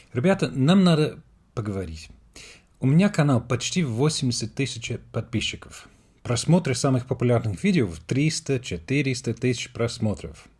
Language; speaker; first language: Russian; non-native, fluent; English